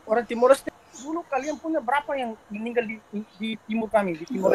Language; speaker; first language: Indonesian; non-native, local second language; Tetum